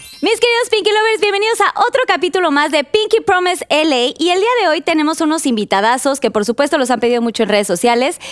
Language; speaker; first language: Spanish; native; Spanish